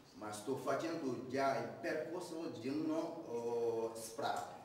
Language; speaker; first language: Italian; non-native, fluent; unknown